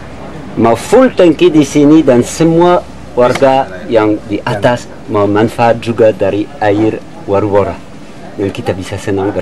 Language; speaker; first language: Indonesian; non-native, learner; French